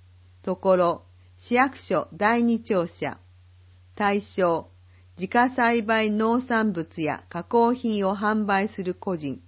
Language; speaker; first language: Japanese; native; Japanese